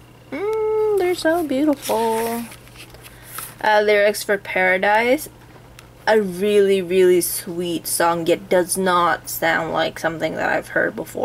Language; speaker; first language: English; native; English